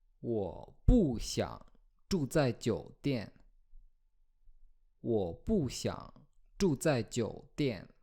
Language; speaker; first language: Chinese; non-native, fluent; Polish